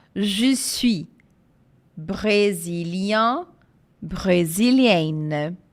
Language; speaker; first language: French; non-native, fluent; Portuguese